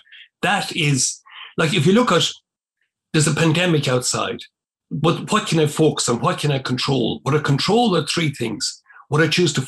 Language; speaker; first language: English; native; English